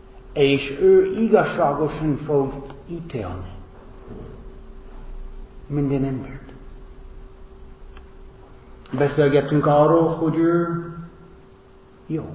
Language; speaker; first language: Hungarian; non-native, fluent; English